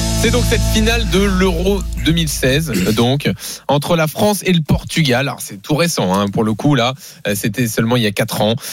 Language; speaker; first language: French; native; French